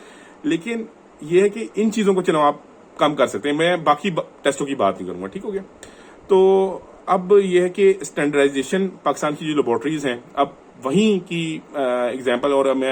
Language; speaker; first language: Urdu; non-native, local second language; Punjabi